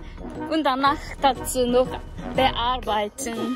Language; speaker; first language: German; non-native, learner; Korean